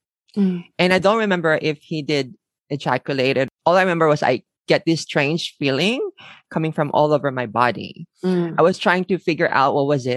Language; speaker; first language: English; non-native, local second language; Filipino